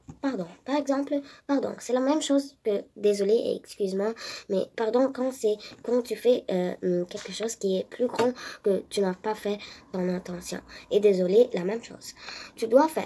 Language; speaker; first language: French; non-native, learner; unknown